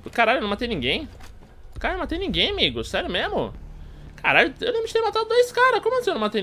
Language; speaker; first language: Portuguese; native; Portuguese